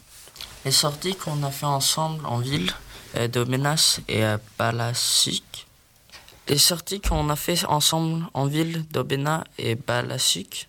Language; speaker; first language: French; non-native, learner; Swedish